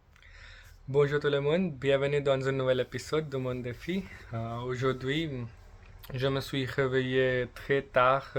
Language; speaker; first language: French; non-native, learner; English